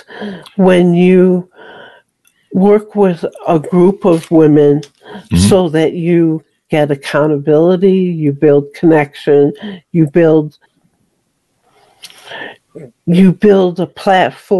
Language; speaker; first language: English; native; English